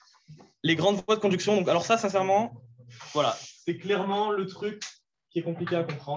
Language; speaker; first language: French; native; French